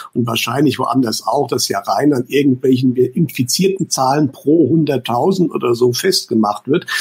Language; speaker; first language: German; native; German